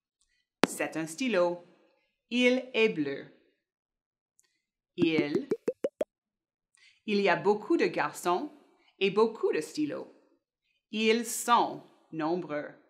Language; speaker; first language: French; non-native, fluent; English